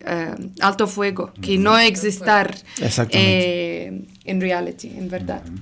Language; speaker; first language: Spanish; non-native, learner; Arabic